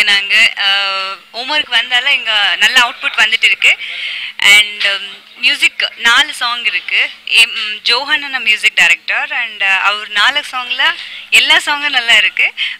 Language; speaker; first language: Tamil; non-native, learner; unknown